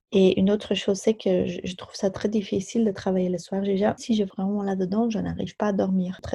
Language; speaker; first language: French; non-native, local second language; Dutch